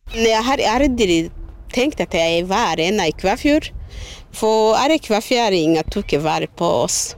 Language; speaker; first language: Norwegian; non-native, fluent; Kinyarwanda